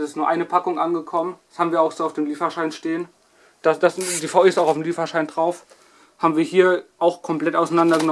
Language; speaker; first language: German; native; German